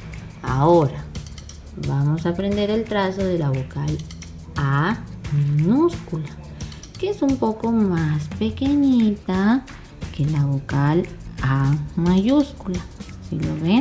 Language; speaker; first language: Spanish; native; Spanish